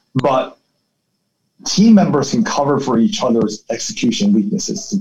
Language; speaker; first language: English; early bilingual, other home language; Chinese